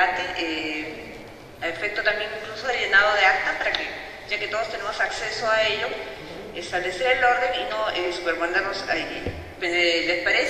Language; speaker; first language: Spanish; native; Spanish